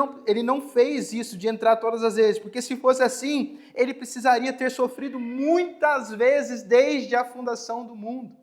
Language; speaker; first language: Portuguese; native; Portuguese